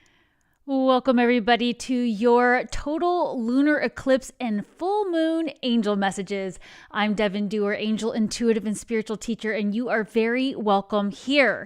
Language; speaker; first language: English; native; English